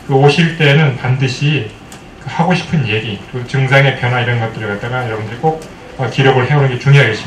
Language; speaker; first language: Korean; native; Korean